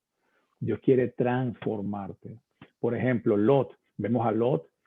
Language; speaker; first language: Spanish; native; Spanish